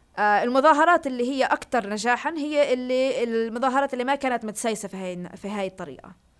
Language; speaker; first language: Arabic; early bilingual, heritage; Arabic